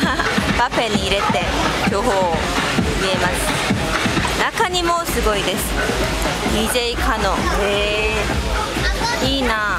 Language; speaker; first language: Japanese; non-native, learner; Korean